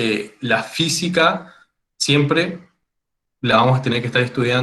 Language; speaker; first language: Spanish; native; Spanish